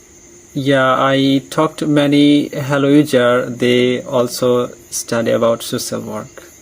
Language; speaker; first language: English; non-native, learner; Bangla